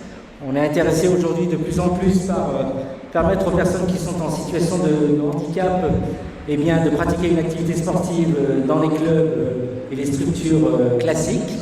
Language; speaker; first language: French; native; French